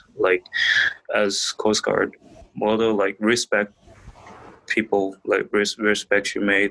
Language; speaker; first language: English; non-native, learner; Korean